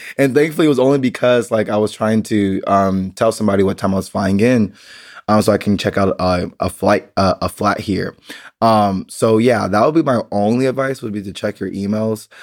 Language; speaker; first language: English; native; English